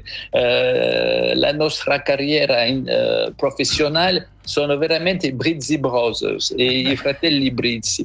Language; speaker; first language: Italian; non-native, fluent; French